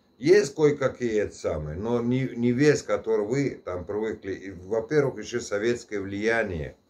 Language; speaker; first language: Russian; non-native, local second language; Turkmen